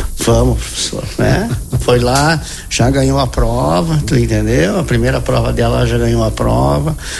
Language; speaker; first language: Portuguese; native; Portuguese